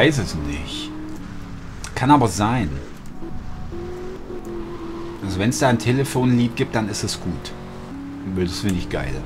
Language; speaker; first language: German; native; German